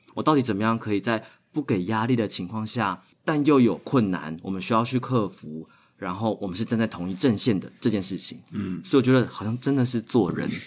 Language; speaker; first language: Chinese; native; Chinese